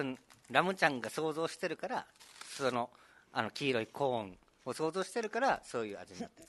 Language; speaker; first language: Japanese; native; Japanese